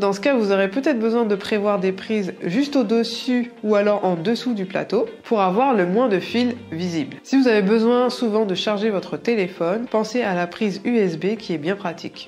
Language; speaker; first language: French; native; French